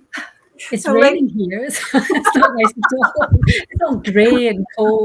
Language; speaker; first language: English; native; English